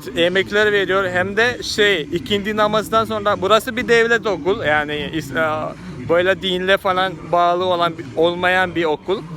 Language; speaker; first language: Turkish; non-native, fluent; Malayalam